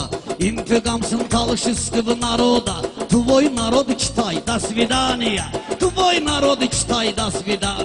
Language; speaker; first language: Russian; non-native, learner; Talysh